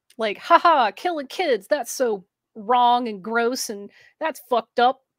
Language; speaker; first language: English; native; English